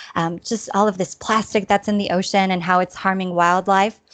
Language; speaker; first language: English; native; English